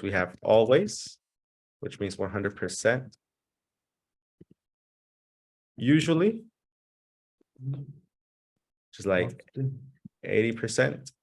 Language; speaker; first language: English; early bilingual, other home language; Spanish